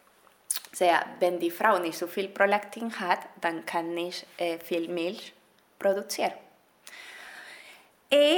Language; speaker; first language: German; non-native, fluent; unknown